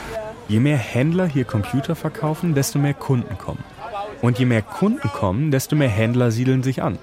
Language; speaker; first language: German; native; German